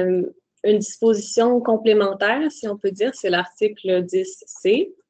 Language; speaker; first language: French; native; French